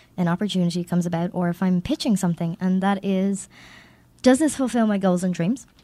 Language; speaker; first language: English; native; English